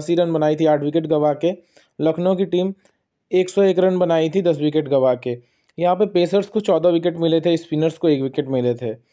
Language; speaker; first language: Hindi; native; Hindi